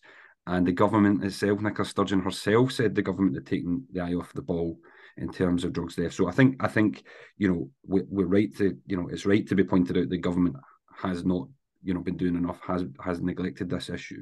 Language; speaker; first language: English; native; English